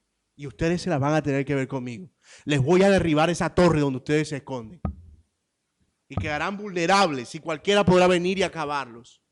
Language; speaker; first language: Spanish; native; Spanish